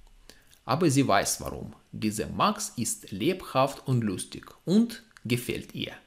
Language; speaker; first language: German; non-native, fluent; Russian